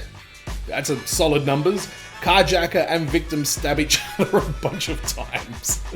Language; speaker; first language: English; native; English